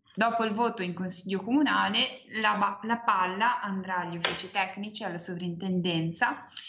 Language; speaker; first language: Italian; native; Italian